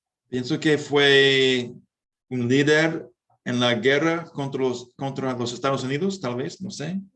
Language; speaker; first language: Spanish; non-native, fluent; English